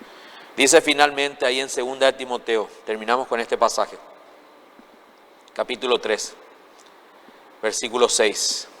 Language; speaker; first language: Spanish; native; Spanish